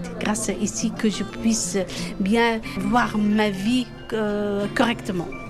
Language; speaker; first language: French; non-native, fluent; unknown